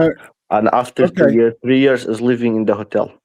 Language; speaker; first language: English; non-native, learner; Persian